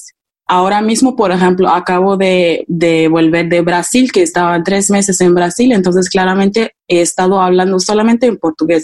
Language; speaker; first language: English; non-native, fluent; German